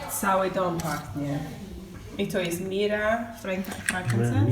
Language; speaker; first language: Polish; non-native, learner; English